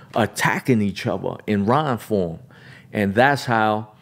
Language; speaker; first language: English; native; English